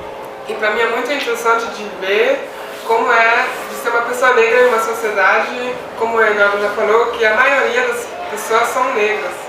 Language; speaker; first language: Portuguese; non-native, fluent; Swiss German